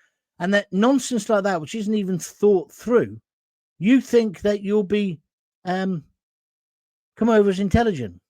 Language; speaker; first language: English; native; English